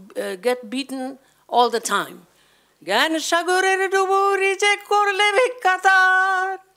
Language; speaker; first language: English; non-native, local second language; Bangla